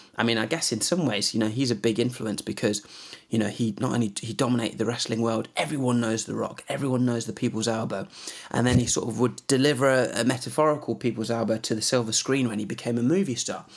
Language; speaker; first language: English; native; English